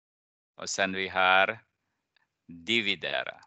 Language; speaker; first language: Swedish; non-native, fluent; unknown